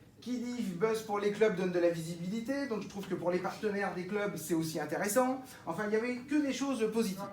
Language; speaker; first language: French; native; French